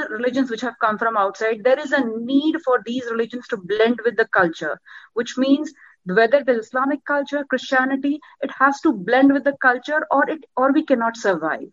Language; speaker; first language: English; non-native, local second language; Hindi